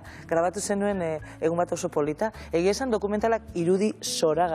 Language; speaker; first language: Basque; native; Basque